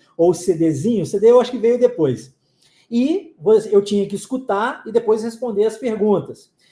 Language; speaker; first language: Portuguese; non-native, fluent; English